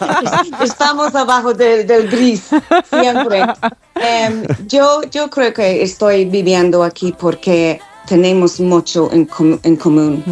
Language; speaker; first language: Spanish; non-native, fluent; English